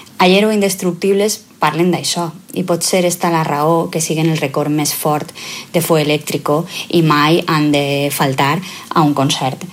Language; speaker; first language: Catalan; native; Catalan